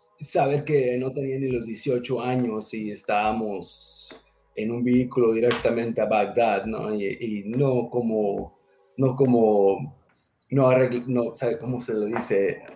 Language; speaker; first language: Spanish; early bilingual, heritage; Spanish